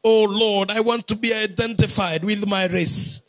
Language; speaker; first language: English; non-native, local second language; Swahili